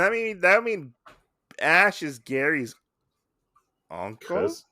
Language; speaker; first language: English; native; English